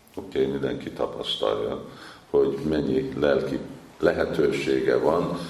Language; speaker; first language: Hungarian; early bilingual, heritage; Hungarian